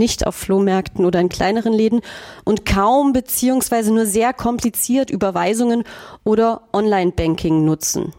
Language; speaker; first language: German; native; German